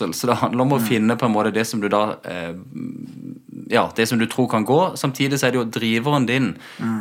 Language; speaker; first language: Norwegian; native; Norwegian